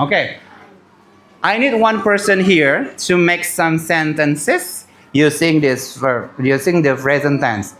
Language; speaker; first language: English; non-native, learner; Indonesian